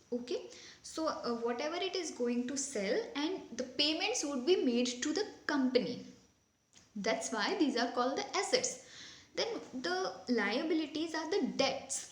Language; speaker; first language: English; non-native, local second language; Hindi